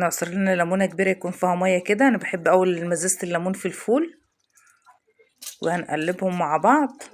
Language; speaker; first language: Arabic; native; Arabic